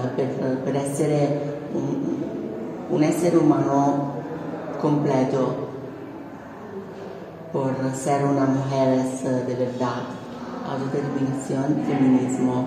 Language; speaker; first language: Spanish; non-native, fluent; Italian